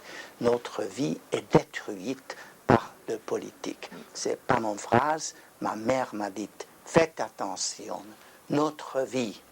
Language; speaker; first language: French; non-native, learner; Hungarian